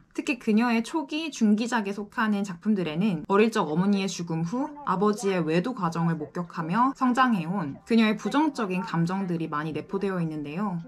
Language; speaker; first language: Korean; native; Korean